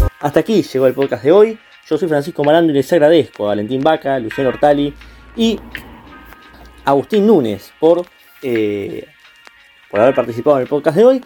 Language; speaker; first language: Spanish; native; Spanish